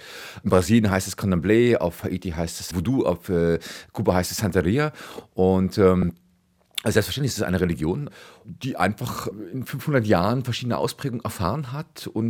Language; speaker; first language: German; native; German